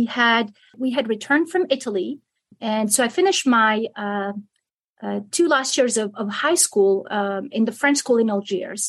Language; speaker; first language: English; non-native, fluent; Arabic